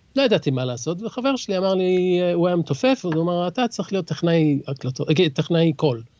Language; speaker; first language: Hebrew; early bilingual, other home language; English